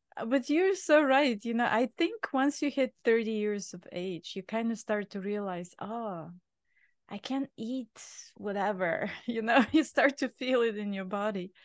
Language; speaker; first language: English; non-native, fluent; Bulgarian